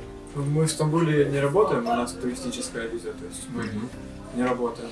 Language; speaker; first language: Russian; native; Russian